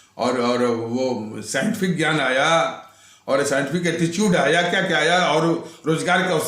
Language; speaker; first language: Hindi; native; Hindi